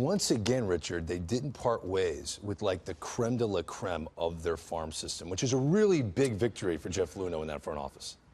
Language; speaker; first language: English; native; English